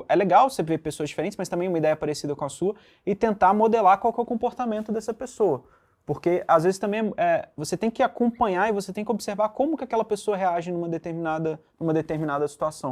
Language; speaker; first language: Portuguese; native; Portuguese